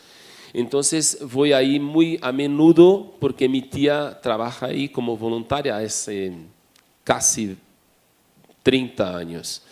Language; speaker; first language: Spanish; non-native, fluent; Portuguese